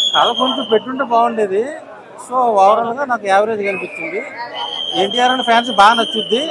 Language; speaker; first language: Telugu; native; Telugu